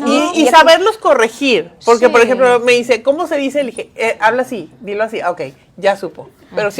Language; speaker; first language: Spanish; native; Spanish